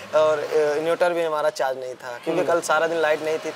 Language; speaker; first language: Hindi; native; Hindi